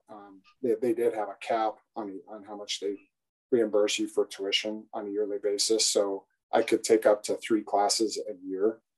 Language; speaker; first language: English; native; English